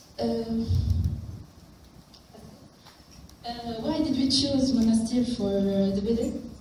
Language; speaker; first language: English; non-native, local second language; Arabic